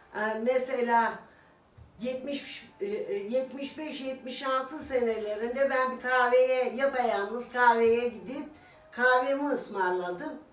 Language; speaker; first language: Turkish; native; Turkish